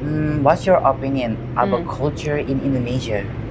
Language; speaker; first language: English; non-native, learner; Indonesian